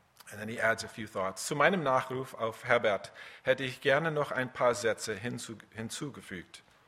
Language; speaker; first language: German; early bilingual, other home language; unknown